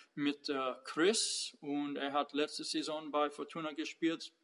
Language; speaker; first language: German; non-native, learner; English